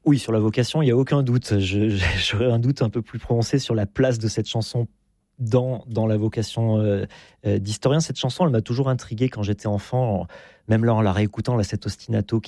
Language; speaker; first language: French; native; French